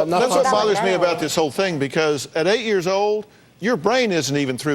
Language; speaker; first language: English; native; English